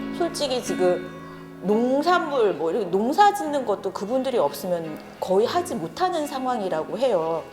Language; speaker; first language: Korean; native; Korean